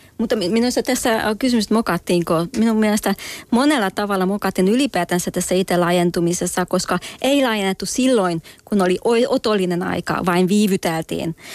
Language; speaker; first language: Finnish; non-native, fluent; Hungarian